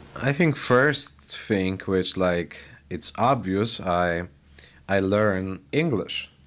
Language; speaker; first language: English; non-native, fluent; Polish